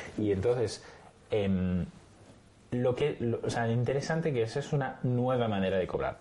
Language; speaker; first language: Spanish; non-native, fluent; French